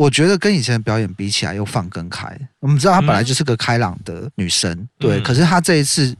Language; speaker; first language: Chinese; native; Chinese